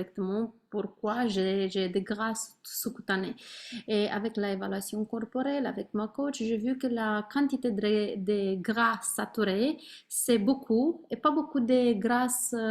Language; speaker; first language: French; non-native, learner; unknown